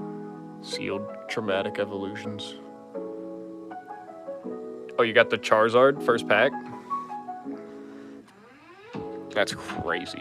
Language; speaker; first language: English; native; English